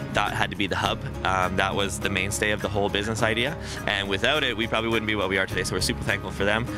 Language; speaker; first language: English; native; English